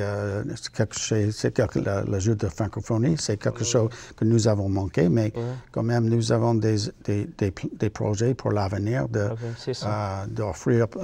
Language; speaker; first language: French; non-native, learner; English